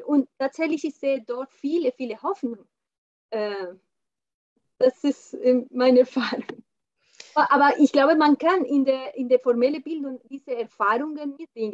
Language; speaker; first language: German; non-native, fluent; Spanish